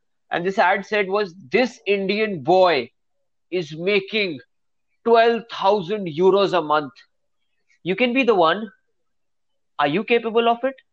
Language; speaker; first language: English; non-native, local second language; Hindi